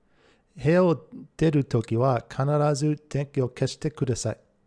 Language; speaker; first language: Japanese; non-native, learner; English